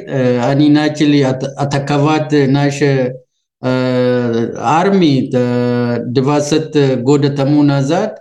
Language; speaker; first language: Russian; non-native, learner; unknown